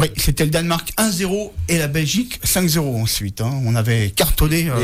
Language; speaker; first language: French; native; French